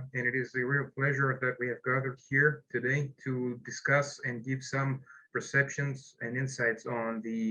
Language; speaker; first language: English; non-native, fluent; Greek